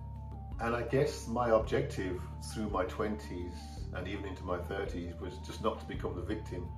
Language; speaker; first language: English; native; English